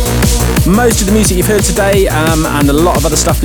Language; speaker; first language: English; native; English